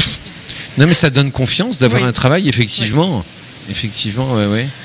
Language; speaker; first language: French; native; French